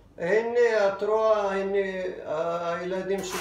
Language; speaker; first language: Hebrew; non-native, fluent; Arabic